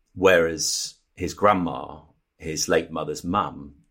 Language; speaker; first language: English; native; English